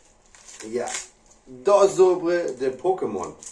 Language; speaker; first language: Spanish; non-native, learner; English